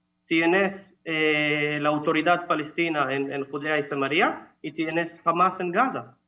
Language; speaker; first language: Spanish; non-native, fluent; Hebrew